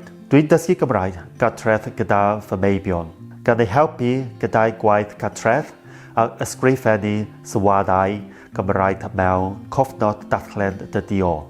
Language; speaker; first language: Welsh; non-native, learner; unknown